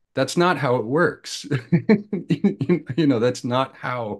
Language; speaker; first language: English; native; English